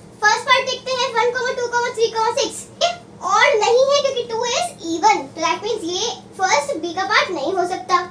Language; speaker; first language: Hindi; native; Hindi